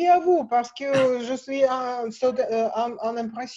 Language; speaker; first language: French; non-native, learner; Russian